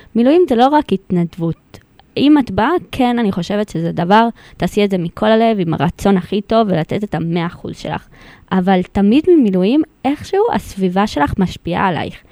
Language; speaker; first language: Hebrew; non-native, fluent; Spanish